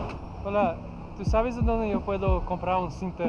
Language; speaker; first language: Spanish; non-native, learner; English